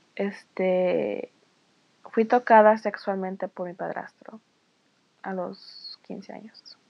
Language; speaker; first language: Spanish; early bilingual, heritage; Spanish